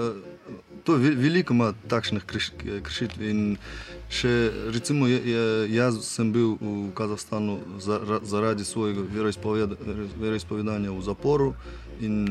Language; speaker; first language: Slovenian; non-native, learner; Russian